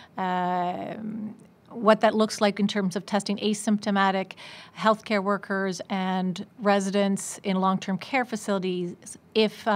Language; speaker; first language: English; native; English